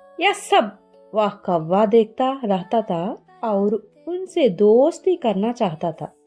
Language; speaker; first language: Hindi; non-native, learner; Telugu